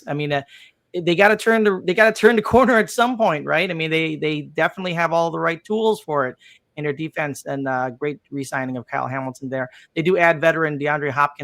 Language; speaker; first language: English; native; English